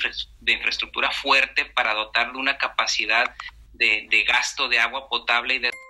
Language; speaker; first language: Spanish; native; Spanish